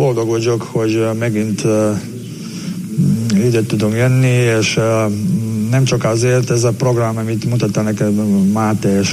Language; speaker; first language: Hungarian; non-native, fluent; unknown